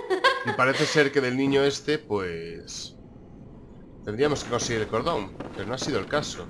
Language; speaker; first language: Spanish; native; Spanish